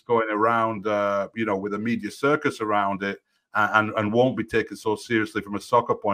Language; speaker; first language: English; native; English